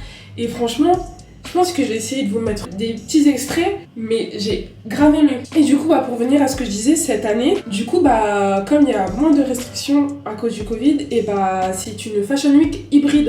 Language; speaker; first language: French; native; French